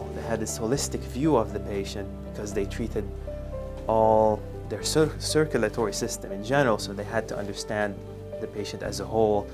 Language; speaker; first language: English; non-native, fluent; Arabic